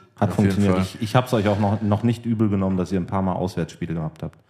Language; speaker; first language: German; native; German